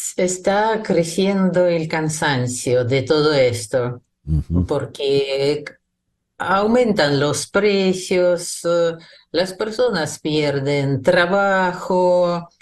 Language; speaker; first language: Spanish; non-native, fluent; Russian